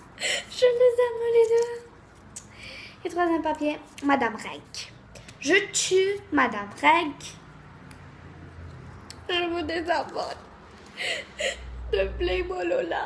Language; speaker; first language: French; native; French